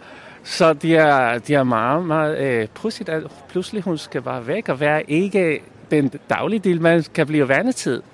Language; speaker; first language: Danish; non-native, local second language; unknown